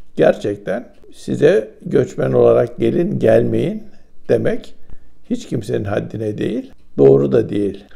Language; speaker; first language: Turkish; native; Turkish